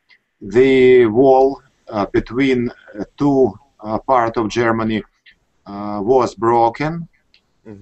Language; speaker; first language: English; non-native, learner; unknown